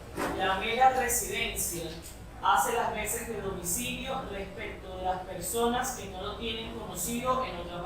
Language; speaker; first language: Spanish; native; Spanish